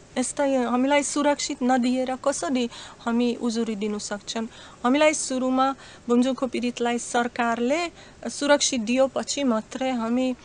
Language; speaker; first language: Nepali; non-native, learner; Slovak